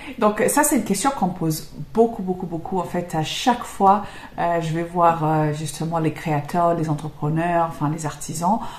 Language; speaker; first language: French; non-native, fluent; English